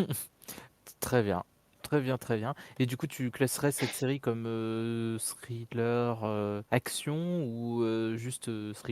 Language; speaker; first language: French; native; French